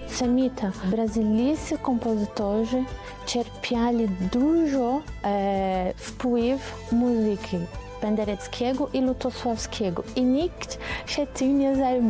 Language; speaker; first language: Polish; non-native, learner; Portuguese